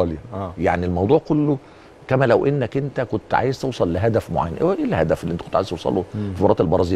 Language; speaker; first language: Arabic; native; Arabic